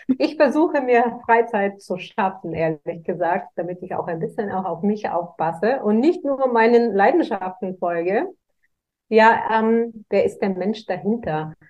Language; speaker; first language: German; non-native, fluent; Bulgarian